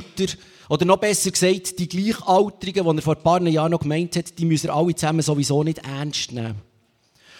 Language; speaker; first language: German; native; German